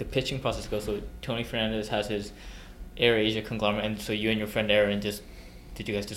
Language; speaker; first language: English; non-native, local second language; Korean